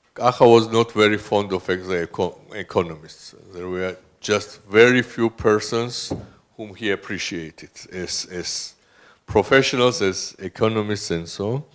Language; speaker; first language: English; non-native, fluent; Georgian